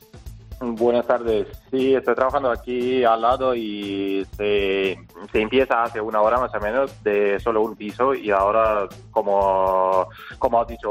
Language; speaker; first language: Spanish; non-native, learner; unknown